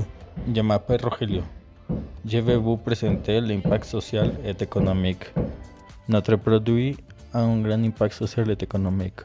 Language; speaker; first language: French; non-native, learner; Spanish